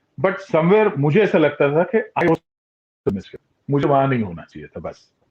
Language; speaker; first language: Hindi; non-native, local second language; Tulu